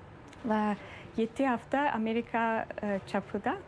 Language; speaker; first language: Turkish; early bilingual, heritage; German